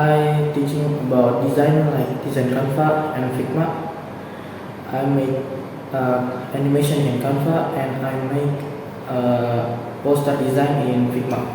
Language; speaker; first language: English; non-native, learner; Indonesian